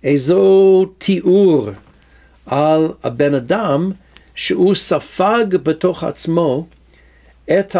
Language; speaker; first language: Hebrew; non-native, fluent; English